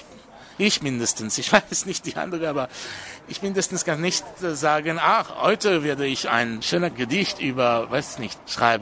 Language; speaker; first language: German; non-native, fluent; French